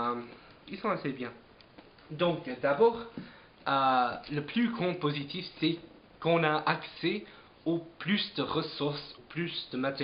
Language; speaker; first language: French; non-native, fluent; English